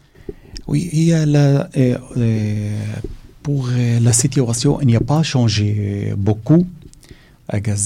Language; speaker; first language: French; non-native, fluent; Arabic